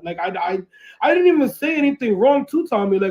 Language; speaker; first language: English; early bilingual, other home language; Spanish